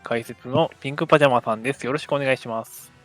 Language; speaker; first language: Japanese; native; Japanese